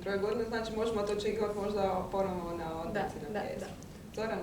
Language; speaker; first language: Croatian; native; Croatian